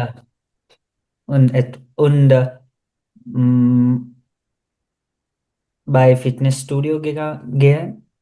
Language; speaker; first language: German; non-native, learner; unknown